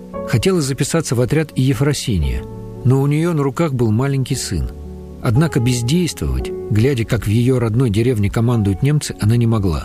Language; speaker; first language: Russian; native; Russian